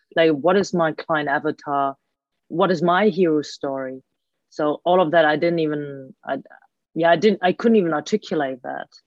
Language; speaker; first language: English; early bilingual, other home language; Cantonese